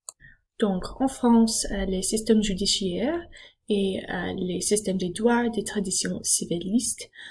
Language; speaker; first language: French; non-native, learner; English